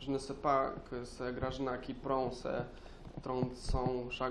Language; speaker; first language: French; non-native, learner; Polish